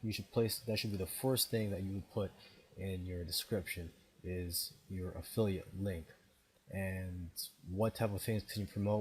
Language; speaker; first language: English; native; English